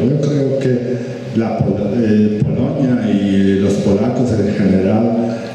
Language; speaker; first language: Spanish; non-native, fluent; Polish